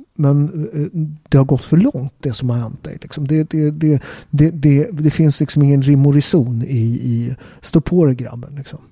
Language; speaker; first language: Swedish; early bilingual, other home language; Italian